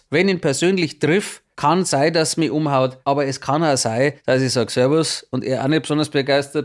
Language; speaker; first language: German; native; German